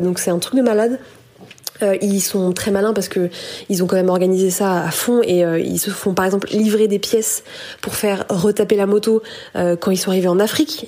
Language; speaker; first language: French; native; French